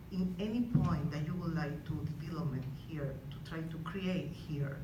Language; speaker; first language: English; non-native, fluent; Spanish